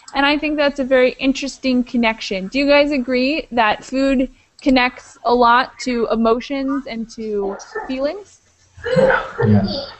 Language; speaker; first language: English; native; English